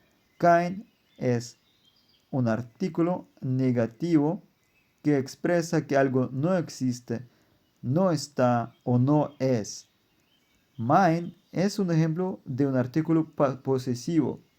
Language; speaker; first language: Spanish; non-native, fluent; German